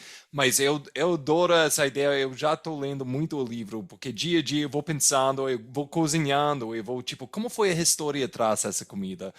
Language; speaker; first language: Portuguese; non-native, fluent; English